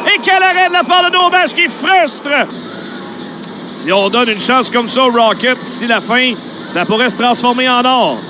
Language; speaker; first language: French; native; French